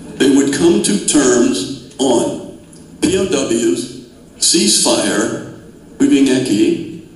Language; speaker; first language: English; native; English